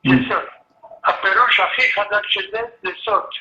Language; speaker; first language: Hebrew; early bilingual, other home language; Arabic